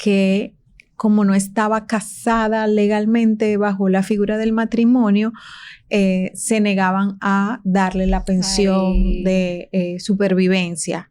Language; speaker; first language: Spanish; native; Spanish